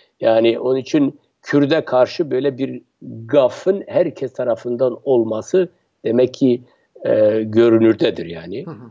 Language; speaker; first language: Turkish; non-native, local second language; Kurdish